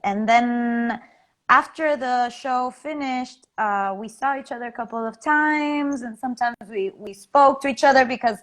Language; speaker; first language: English; non-native, fluent; Spanish